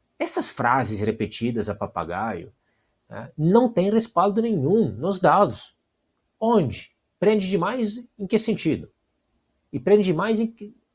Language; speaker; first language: Portuguese; non-native, fluent; Italian